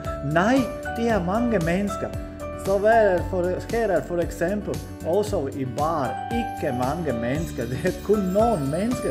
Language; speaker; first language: Danish; non-native, learner; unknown